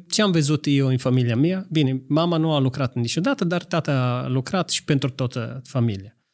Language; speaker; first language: Romanian; non-native, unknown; Italian